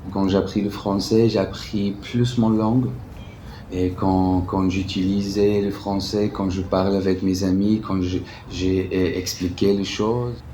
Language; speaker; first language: French; non-native, fluent; Arabic